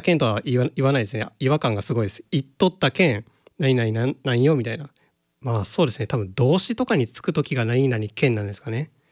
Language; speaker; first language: Japanese; native; Japanese